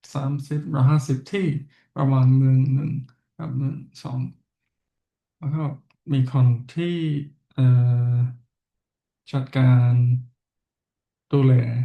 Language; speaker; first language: Thai; non-native, learner; English